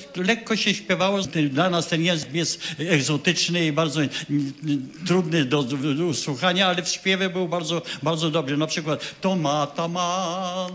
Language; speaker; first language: Polish; native; Polish